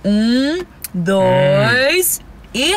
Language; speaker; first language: Portuguese; non-native, learner; English